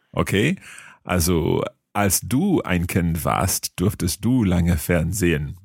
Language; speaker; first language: German; non-native, learner; English